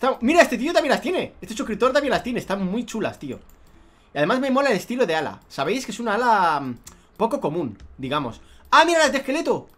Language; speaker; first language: Spanish; native; Spanish